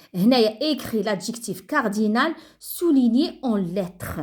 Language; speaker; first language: French; non-native, local second language; Arabic